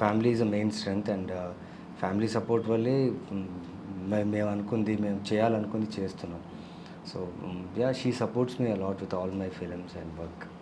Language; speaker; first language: Telugu; non-native, local second language; Tamil